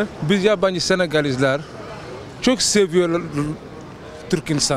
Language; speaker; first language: Turkish; non-native, learner; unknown